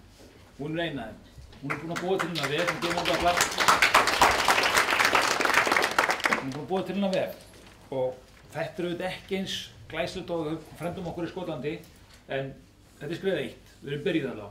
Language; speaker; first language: Icelandic; native; Icelandic